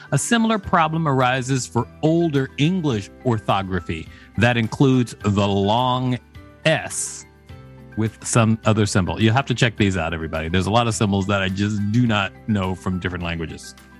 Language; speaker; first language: English; native; English